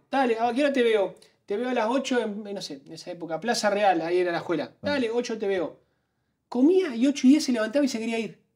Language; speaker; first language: Spanish; native; Spanish